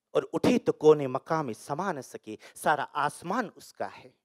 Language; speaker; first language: Hindi; native; Hindi